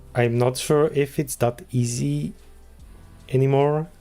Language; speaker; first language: English; non-native, fluent; Polish